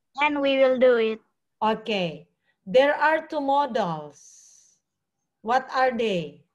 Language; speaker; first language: English; non-native, fluent; Indonesian